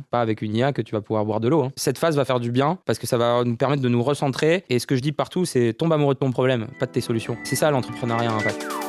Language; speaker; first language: French; early bilingual, other home language; Romanian